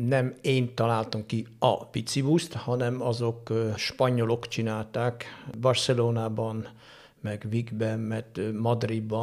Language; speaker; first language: Hungarian; non-native, fluent; Dutch